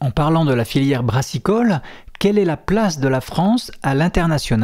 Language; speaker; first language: French; native; French